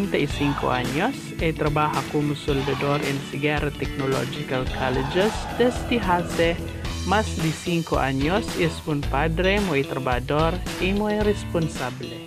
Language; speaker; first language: Spanish; non-native, learner; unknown